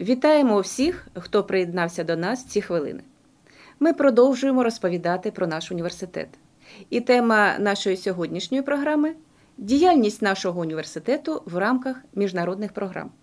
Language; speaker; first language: Ukrainian; native; Ukrainian